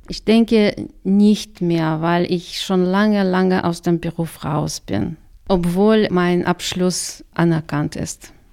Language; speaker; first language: German; non-native, fluent; Russian